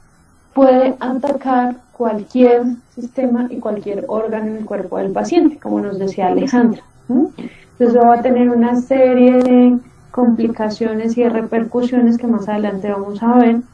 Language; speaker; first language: Spanish; native; Spanish